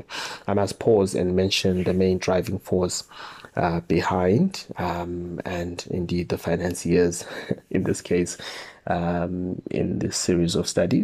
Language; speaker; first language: English; non-native, local second language; North Ndebele